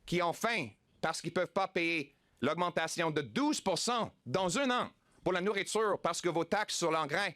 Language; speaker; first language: French; non-native, local second language; English